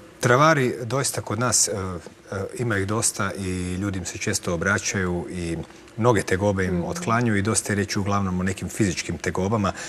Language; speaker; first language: Croatian; native; Croatian